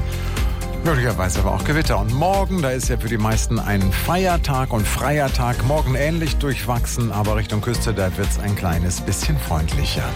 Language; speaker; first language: German; native; German